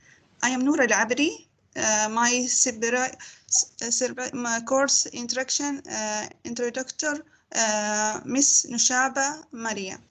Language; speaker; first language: English; non-native, learner; Arabic